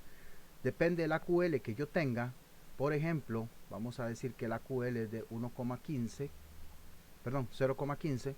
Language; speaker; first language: Spanish; native; Spanish